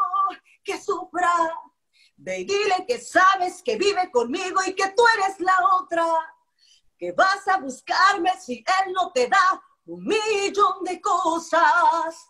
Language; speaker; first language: Spanish; native; Spanish